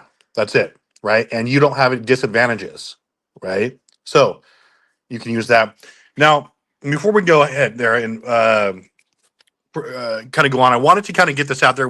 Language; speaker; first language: English; native; English